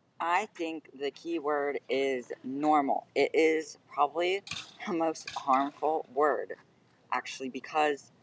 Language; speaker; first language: English; native; English